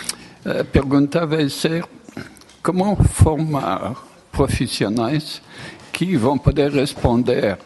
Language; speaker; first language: Portuguese; non-native, fluent; French